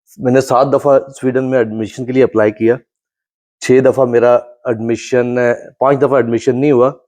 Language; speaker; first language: Urdu; non-native, local second language; Pahari-Potwari